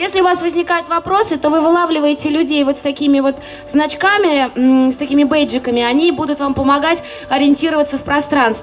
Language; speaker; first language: Russian; native; Russian